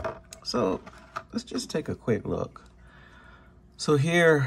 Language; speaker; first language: English; native; English